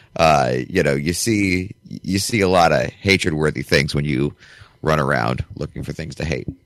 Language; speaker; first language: English; native; English